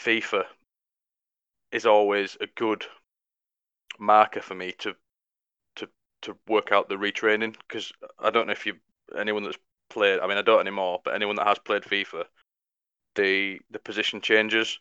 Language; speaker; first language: English; native; English